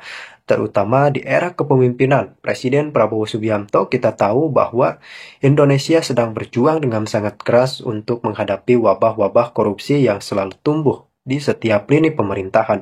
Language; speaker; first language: Indonesian; native; Indonesian